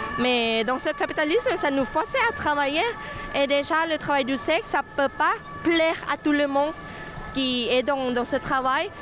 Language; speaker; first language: French; non-native, fluent; Thai